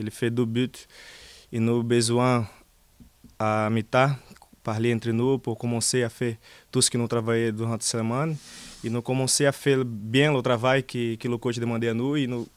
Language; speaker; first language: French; non-native, learner; Portuguese